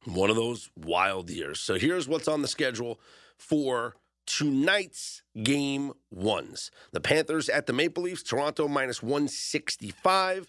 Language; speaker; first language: English; native; English